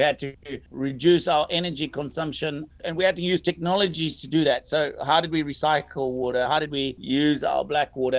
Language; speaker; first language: English; native; English